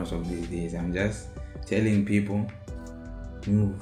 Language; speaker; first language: English; non-native, local second language; Shona